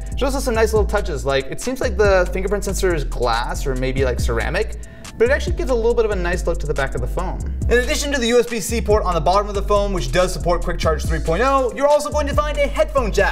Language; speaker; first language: English; native; English